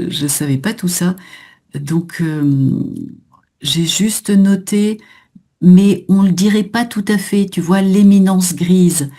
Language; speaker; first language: French; native; French